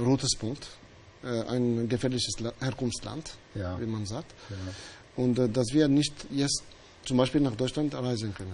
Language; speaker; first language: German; non-native, fluent; Albanian